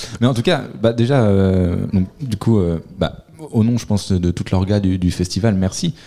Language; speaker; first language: French; native; French